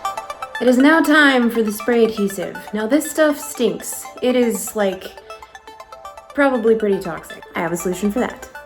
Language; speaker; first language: English; native; English